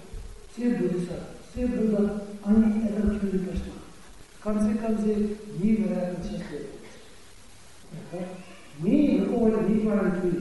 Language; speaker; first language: Russian; non-native, learner; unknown